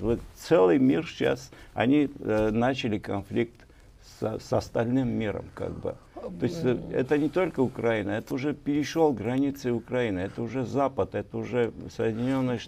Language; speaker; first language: Russian; non-native, local second language; Armenian